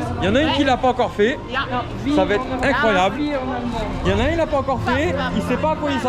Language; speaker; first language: French; native; French